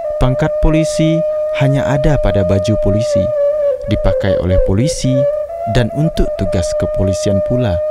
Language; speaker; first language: Indonesian; non-native, local second language; Minangkabau